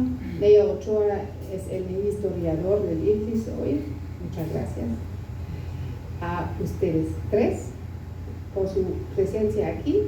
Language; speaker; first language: Spanish; non-native, fluent; German